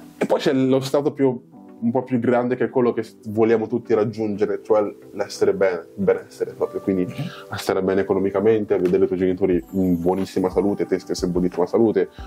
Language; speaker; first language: Italian; early bilingual, other home language; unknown